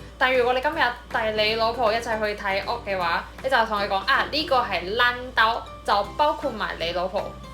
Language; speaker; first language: Cantonese; non-native, fluent; Min Nan Chinese